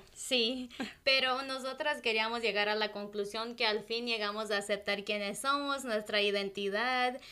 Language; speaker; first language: Spanish; non-native, local second language; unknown